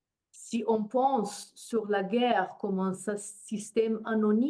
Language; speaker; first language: French; non-native, fluent; Slovenian